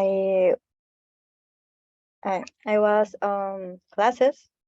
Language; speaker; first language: English; non-native, learner; Spanish